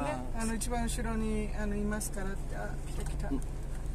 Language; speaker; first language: Japanese; native; Japanese